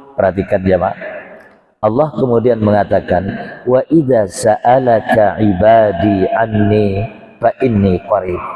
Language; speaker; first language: Malay; non-native, local second language; Sasak